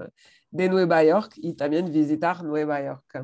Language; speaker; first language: Spanish; non-native, fluent; French